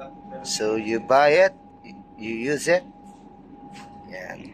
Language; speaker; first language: English; non-native, local second language; Filipino